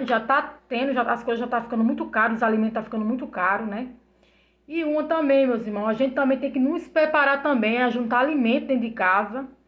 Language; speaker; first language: Portuguese; native; Portuguese